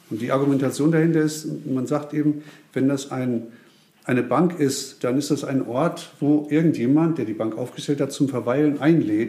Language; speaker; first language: German; native; German